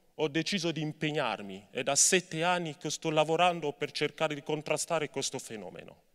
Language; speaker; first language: Italian; non-native, fluent; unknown